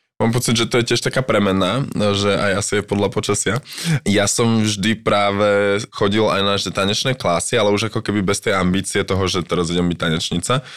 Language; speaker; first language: Slovak; native; Slovak